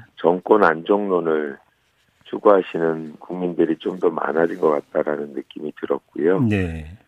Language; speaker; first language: Korean; native; Korean